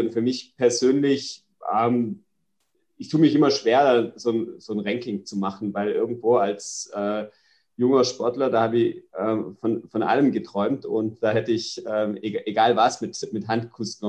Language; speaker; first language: German; native; German